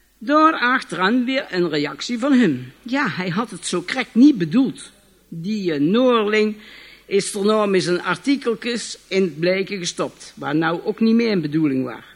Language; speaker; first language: Dutch; native; Dutch